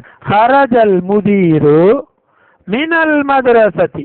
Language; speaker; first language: Arabic; non-native, fluent; Tamil